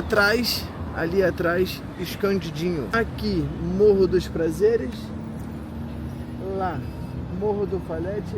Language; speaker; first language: Portuguese; native; Portuguese